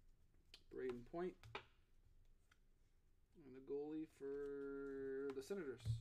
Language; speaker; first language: English; native; English